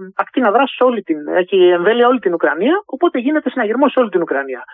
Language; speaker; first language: Greek; native; Greek